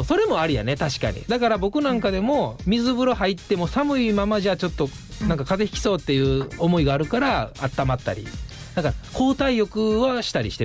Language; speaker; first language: Japanese; native; Japanese